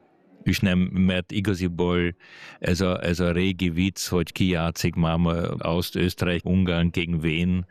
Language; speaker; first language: Hungarian; early bilingual, heritage; German